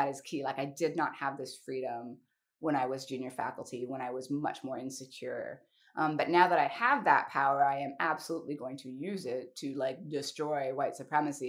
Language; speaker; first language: English; native; English